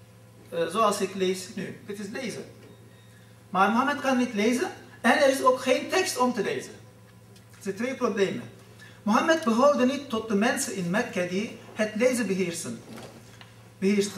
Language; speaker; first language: Dutch; non-native, fluent; Turkish